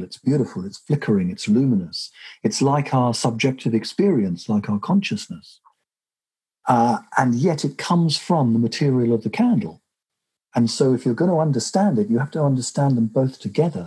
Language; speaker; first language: English; native; English